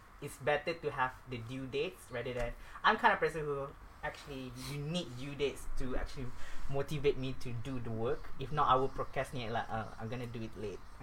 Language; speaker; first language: English; non-native, local second language; Malay